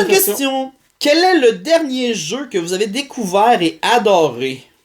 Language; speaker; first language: French; native; French